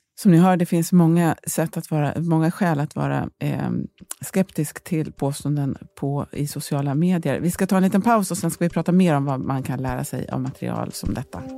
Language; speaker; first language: Swedish; native; Swedish